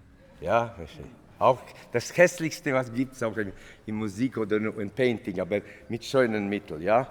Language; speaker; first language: German; non-native, fluent; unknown